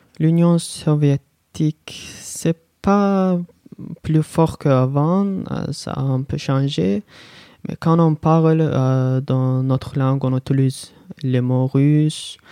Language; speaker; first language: French; non-native, learner; Azerbaijani